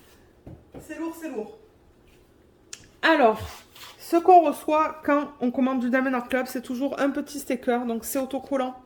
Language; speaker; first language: French; native; French